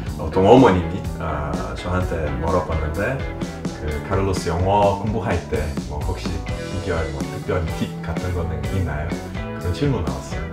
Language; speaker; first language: Korean; non-native, fluent; Portuguese